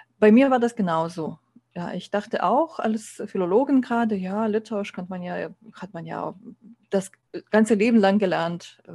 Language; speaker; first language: German; non-native, fluent; Lithuanian